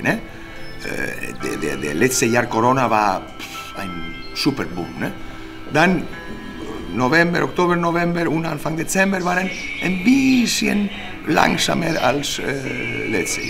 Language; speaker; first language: German; non-native, fluent; Spanish